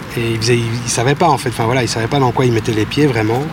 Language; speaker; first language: French; native; French